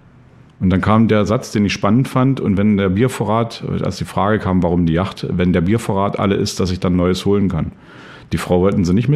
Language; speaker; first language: German; native; German